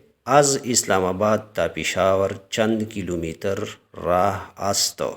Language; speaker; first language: Persian; non-native, fluent; Urdu